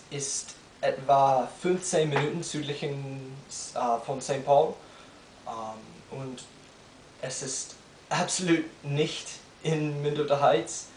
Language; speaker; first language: German; non-native, learner; English